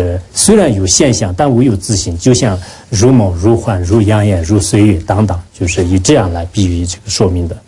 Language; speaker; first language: Chinese; non-native, local second language; Tibetan